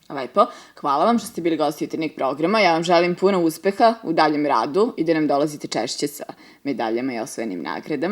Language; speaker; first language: Serbian; native; Serbian